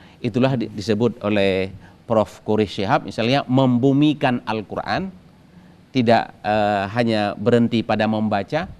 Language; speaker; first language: Indonesian; native; Indonesian